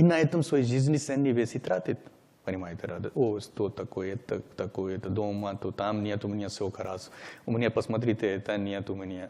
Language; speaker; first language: Russian; non-native, learner; Hindi